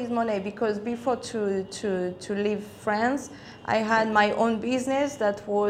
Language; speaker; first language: English; non-native, fluent; Spanish